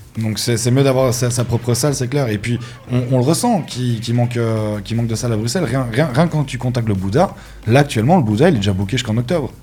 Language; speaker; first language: French; native; French